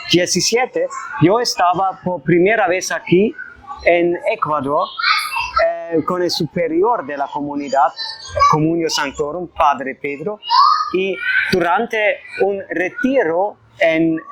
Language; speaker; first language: Spanish; non-native, fluent; German